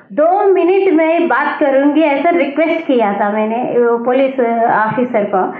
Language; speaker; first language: Hindi; non-native, local second language; Telugu